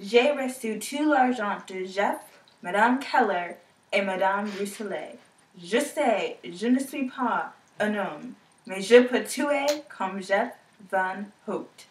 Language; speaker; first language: French; non-native, learner; English